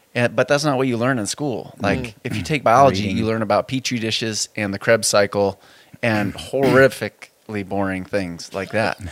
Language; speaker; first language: English; native; English